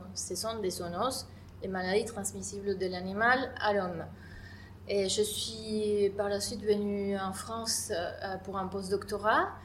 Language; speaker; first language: French; non-native, fluent; Spanish